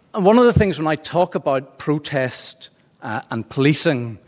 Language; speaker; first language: English; native; English